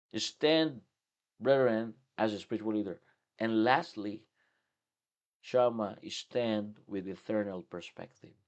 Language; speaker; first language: English; non-native, local second language; Filipino